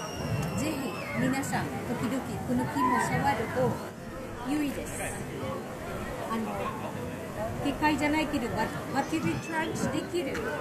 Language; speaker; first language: Japanese; non-native, fluent; Filipino